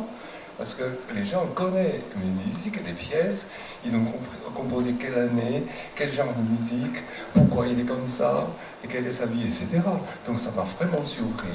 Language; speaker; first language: French; non-native, fluent; Chinese